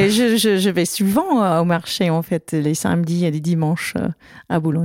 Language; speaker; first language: French; non-native, learner; English